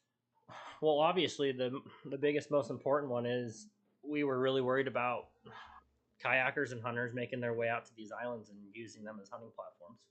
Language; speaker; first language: English; native; English